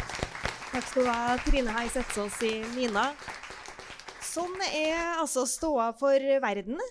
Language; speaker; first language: Norwegian; native; Norwegian